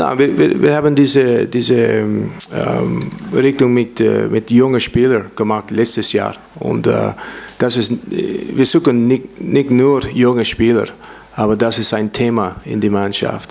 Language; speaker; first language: German; non-native, learner; English